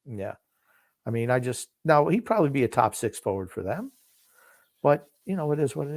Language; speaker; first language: English; native; English